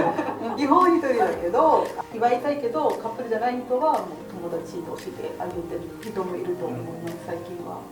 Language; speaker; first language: Japanese; non-native, fluent; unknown